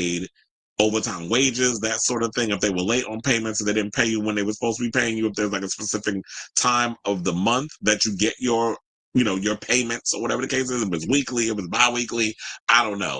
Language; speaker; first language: English; native; English